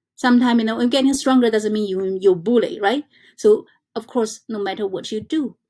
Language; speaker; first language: English; non-native, learner; Chinese